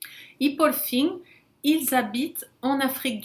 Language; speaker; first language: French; non-native, fluent; Portuguese